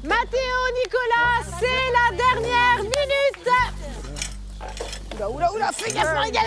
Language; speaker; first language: French; native; French